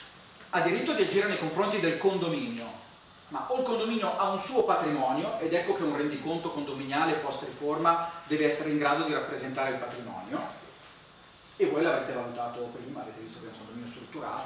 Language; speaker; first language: Italian; native; Italian